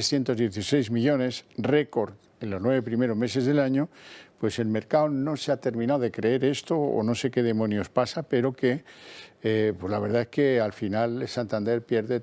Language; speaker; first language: Spanish; native; Spanish